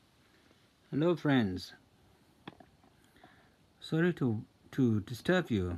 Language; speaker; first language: English; non-native, fluent; Tibetan